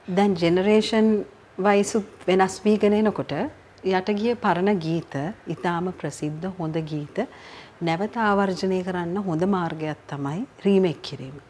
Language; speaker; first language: Sinhala; native; Sinhala